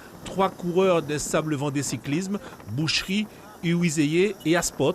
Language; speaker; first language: French; native; French